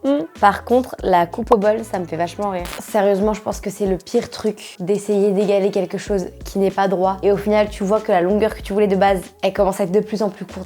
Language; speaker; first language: French; native; French